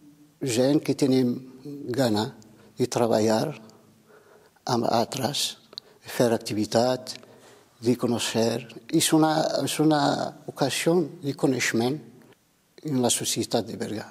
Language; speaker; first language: Catalan; non-native, fluent; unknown